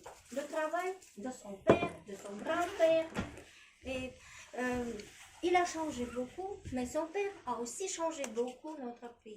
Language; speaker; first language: French; non-native, learner; Russian